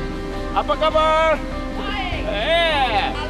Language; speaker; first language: Indonesian; non-native, learner; Korean